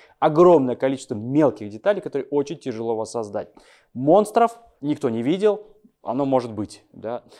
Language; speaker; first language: Russian; native; Russian